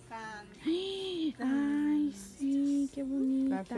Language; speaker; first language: Spanish; early bilingual, heritage; Spanish